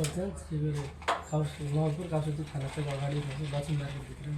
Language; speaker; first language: Nepali; native; Nepali